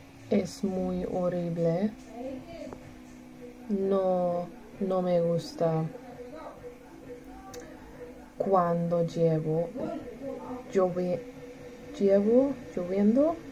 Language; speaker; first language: Spanish; non-native, learner; English